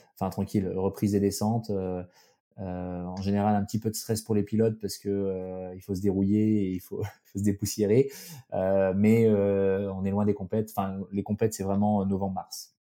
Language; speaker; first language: French; native; French